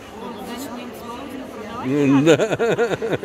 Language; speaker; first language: Russian; native; Russian